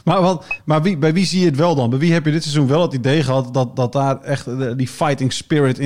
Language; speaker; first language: Dutch; native; Dutch